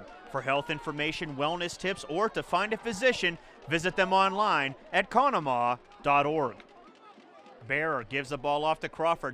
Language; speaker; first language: English; native; English